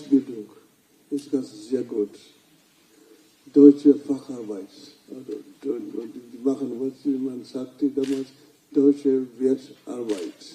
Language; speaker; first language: German; non-native, fluent; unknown